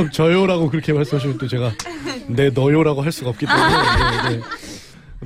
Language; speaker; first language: Korean; native; Korean